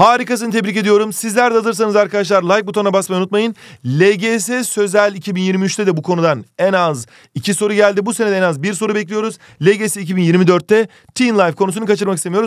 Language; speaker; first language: Turkish; native; Turkish